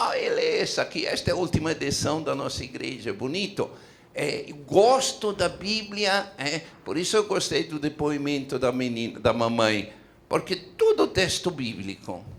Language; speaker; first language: Portuguese; non-native, fluent; Italian